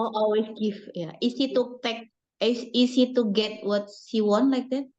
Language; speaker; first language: English; non-native, learner; Indonesian